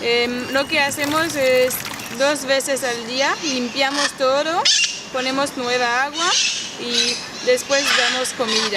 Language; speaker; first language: Spanish; non-native, learner; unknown